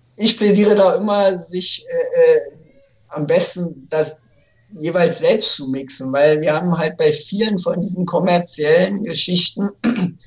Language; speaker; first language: German; native; German